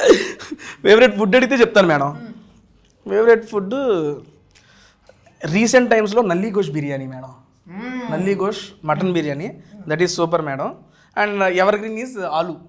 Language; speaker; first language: Telugu; native; Telugu